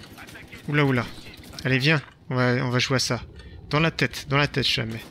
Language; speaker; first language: French; native; French